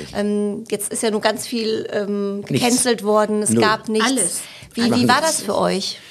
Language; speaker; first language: German; native; German